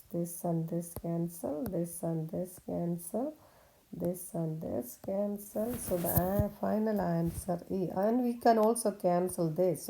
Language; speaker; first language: English; non-native, local second language; Malayalam